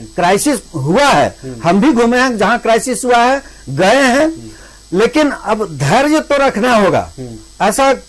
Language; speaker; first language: Hindi; native; Hindi